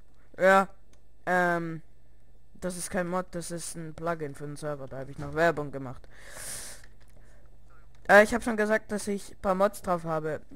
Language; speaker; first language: German; early bilingual, other home language; Russian